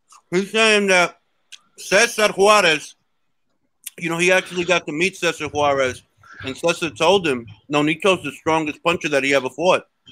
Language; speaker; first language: English; native; English